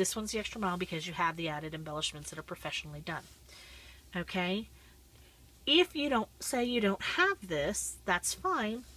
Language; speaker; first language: English; native; English